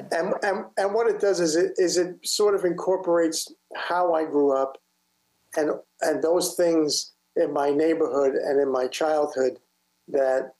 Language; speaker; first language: English; native; English